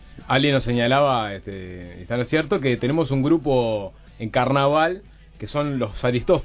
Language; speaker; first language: Spanish; native; Spanish